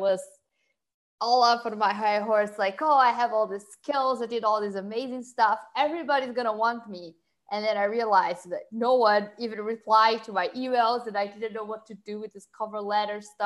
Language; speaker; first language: English; non-native, fluent; Portuguese